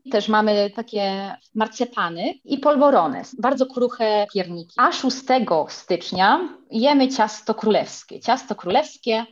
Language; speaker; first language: Polish; early bilingual, heritage; Spanish